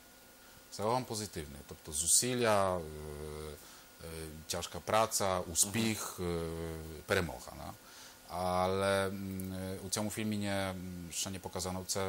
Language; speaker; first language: Ukrainian; non-native, fluent; Polish